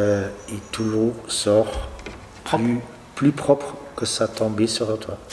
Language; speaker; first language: French; non-native, local second language; Dutch